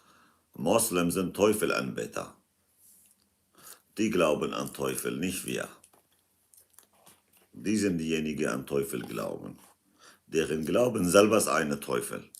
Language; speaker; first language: German; non-native, fluent; Kurdish